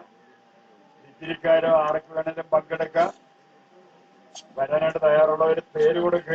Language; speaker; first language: Malayalam; native; Malayalam